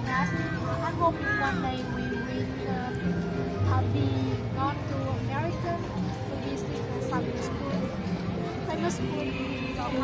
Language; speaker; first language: English; non-native, learner; Vietnamese